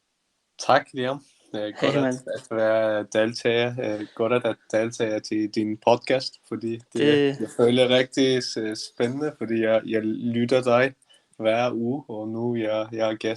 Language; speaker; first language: Danish; non-native, learner; Turkish